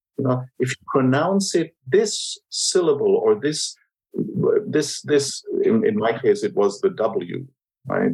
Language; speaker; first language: English; non-native, fluent; German